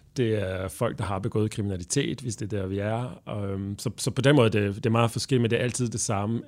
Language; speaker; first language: Danish; non-native, fluent; French